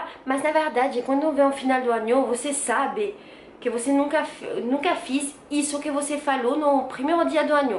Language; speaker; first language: Portuguese; non-native, learner; French